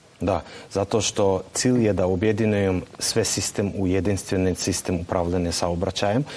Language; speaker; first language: Serbian; non-native, fluent; Russian